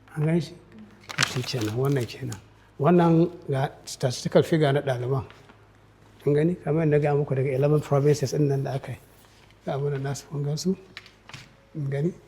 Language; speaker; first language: Hausa; native; Hausa